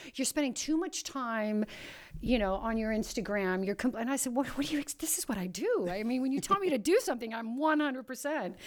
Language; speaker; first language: English; early bilingual, other home language; Italian